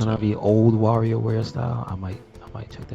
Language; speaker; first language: English; native; English